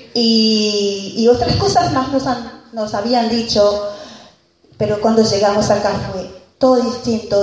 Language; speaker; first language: Spanish; non-native, fluent; Haitian Creole